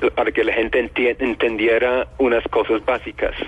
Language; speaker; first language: Spanish; non-native, fluent; English